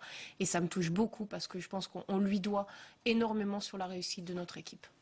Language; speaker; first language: French; native; French